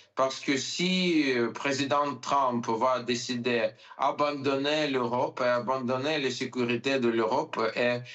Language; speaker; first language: French; non-native, learner; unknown